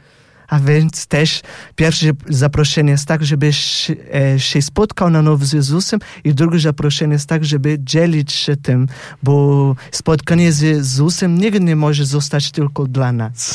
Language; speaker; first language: Polish; non-native, fluent; Portuguese